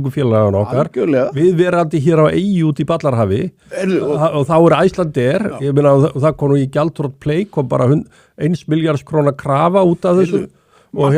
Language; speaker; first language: Icelandic; native; Icelandic